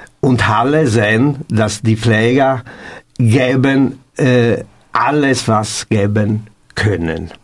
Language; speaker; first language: German; non-native, learner; Italian